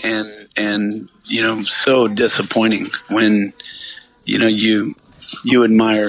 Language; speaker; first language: English; native; English